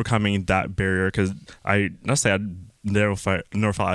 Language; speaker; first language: English; native; English